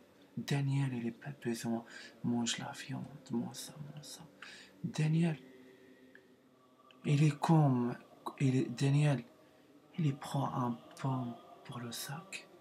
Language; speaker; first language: French; non-native, learner; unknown